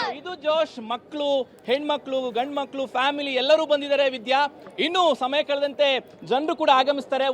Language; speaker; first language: Kannada; native; Kannada